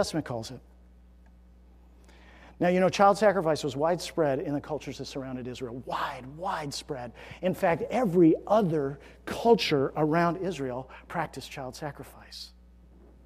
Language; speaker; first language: English; native; English